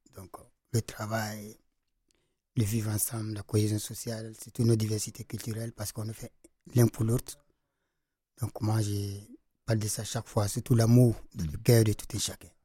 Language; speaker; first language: French; non-native, local second language; Fula